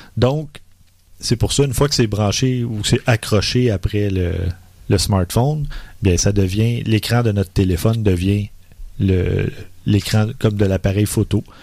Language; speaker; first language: French; native; French